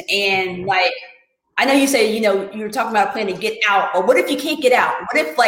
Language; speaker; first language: English; native; English